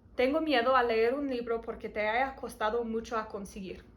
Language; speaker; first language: Spanish; non-native, fluent; English